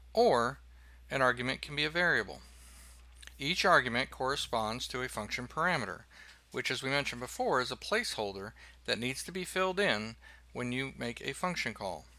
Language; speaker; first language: English; native; English